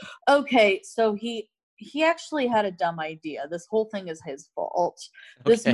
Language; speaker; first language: English; native; English